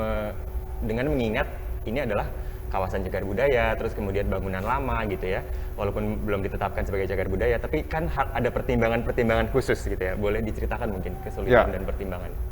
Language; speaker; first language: Indonesian; native; Indonesian